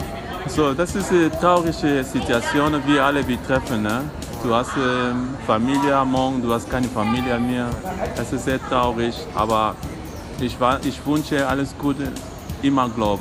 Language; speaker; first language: German; non-native, learner; Lingala